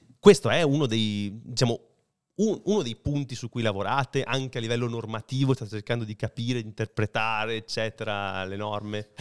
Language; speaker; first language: Italian; native; Italian